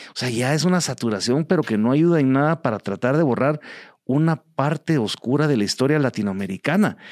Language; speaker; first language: Spanish; native; Spanish